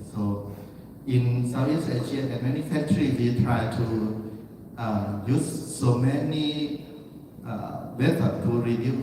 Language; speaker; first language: English; non-native, learner; Thai